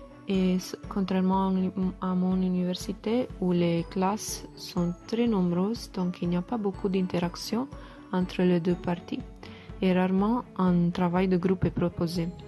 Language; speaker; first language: French; non-native, learner; Italian